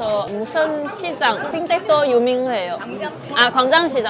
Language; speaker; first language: Korean; non-native, learner; Chinese